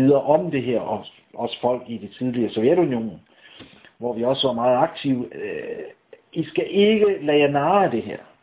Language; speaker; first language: Danish; native; Danish